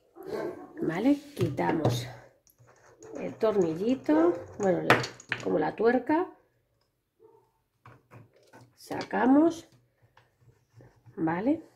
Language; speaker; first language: Spanish; native; Spanish